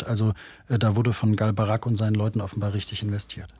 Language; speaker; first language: German; native; German